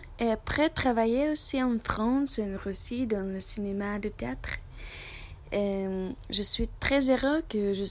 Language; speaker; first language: French; non-native, learner; Russian